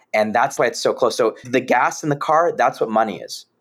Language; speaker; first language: English; native; English